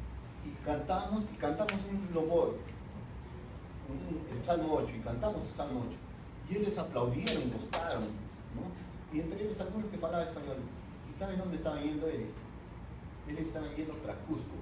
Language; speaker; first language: Portuguese; non-native, fluent; Spanish